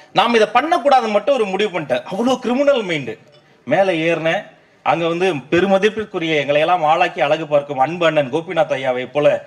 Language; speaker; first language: Tamil; native; Tamil